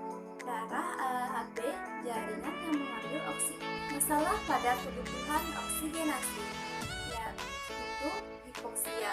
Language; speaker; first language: Indonesian; native; Indonesian